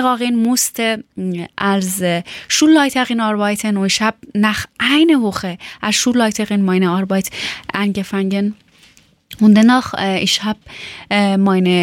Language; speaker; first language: German; non-native, fluent; Persian